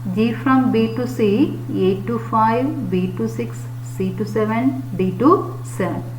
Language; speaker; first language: English; non-native, local second language; Malayalam